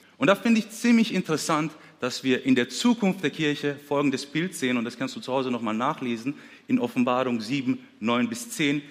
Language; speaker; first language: German; early bilingual, other home language; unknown